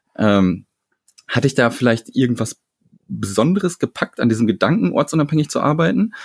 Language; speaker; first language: German; native; German